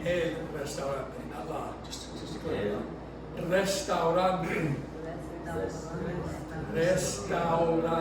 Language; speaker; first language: Spanish; non-native, fluent; English